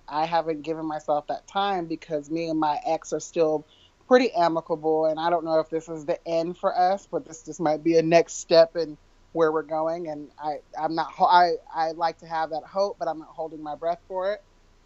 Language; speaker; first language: English; native; English